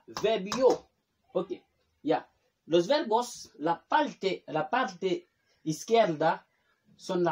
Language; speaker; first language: Spanish; non-native, fluent; Haitian Creole